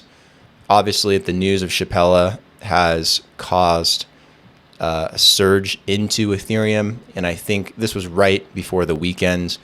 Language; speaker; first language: English; native; English